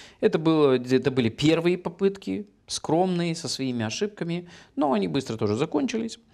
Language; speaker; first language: Russian; native; Russian